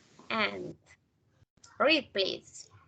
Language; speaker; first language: English; non-native, fluent; Spanish